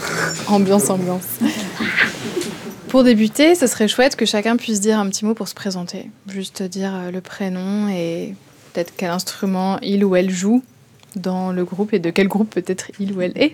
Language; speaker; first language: French; native; French